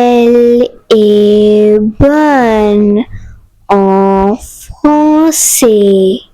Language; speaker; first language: French; non-native, fluent; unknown